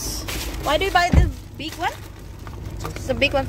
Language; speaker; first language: English; non-native, learner; Indonesian